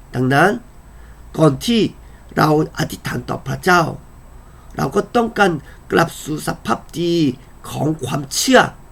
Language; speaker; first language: Thai; non-native, fluent; Korean